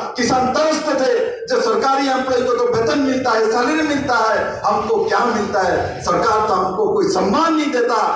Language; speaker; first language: Hindi; non-native, local second language; Bangla